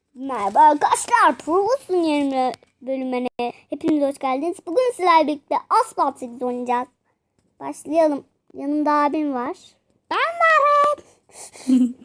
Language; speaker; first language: Turkish; native; Turkish